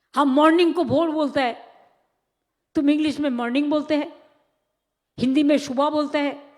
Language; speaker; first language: Hindi; non-native, local second language; Bangla